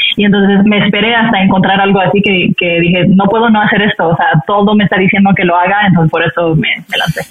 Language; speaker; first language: Spanish; non-native, fluent; French